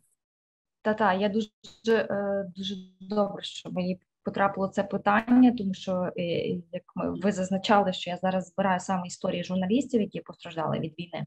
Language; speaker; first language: Ukrainian; native; Ukrainian